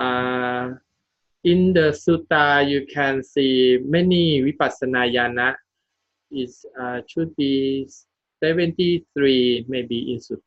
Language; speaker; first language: English; non-native, learner; Thai